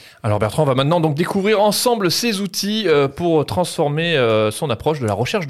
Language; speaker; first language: French; native; French